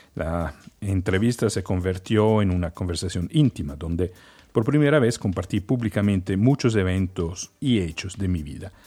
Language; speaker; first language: Spanish; non-native, fluent; Italian